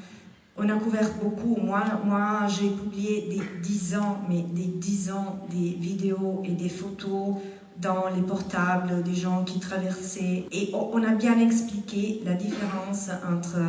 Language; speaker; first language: French; non-native, fluent; Italian